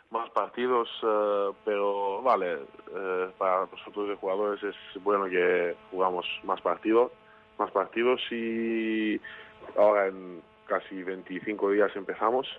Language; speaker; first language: Spanish; non-native, learner; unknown